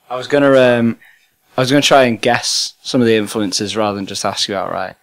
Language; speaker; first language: English; native; English